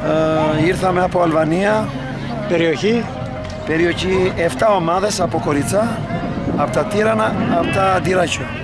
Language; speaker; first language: Greek; non-native, learner; Albanian